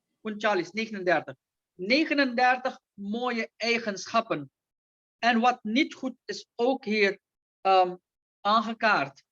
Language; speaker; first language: Dutch; non-native, local second language; Caribbean Hindustani